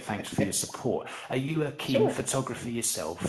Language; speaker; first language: English; native; English